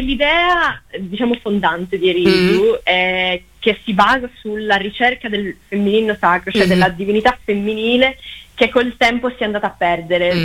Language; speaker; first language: Italian; native; Italian